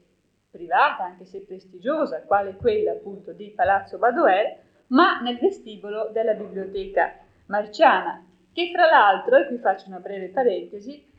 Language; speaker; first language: Italian; native; Italian